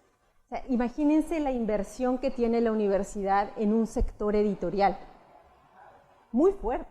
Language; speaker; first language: Spanish; native; Spanish